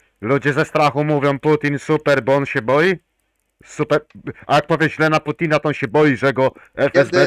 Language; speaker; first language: Polish; native; Polish